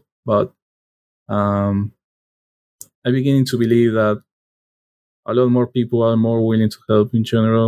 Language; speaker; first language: English; non-native, fluent; Spanish